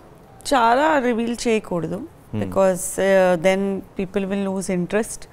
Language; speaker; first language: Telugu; non-native, fluent; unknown